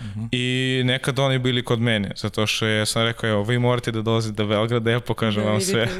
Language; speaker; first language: Serbian; non-native, learner; Russian